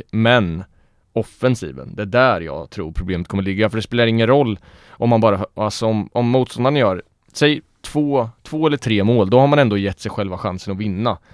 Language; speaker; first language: Swedish; native; Swedish